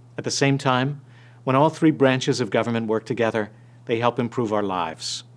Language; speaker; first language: English; native; English